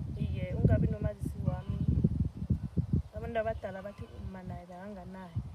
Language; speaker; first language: Zulu; non-native, local second language; South Ndebele